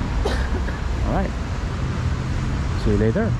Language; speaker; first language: English; non-native, local second language; Filipino